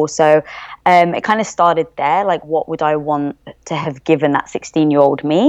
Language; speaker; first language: English; native; English